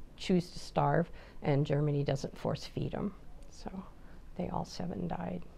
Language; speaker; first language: English; native; English